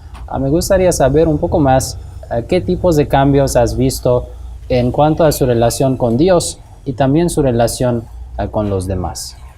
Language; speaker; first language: Spanish; non-native, fluent; English